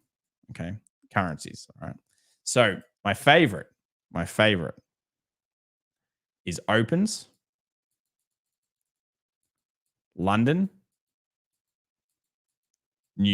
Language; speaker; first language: English; native; English